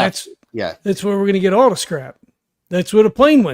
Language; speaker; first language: English; native; English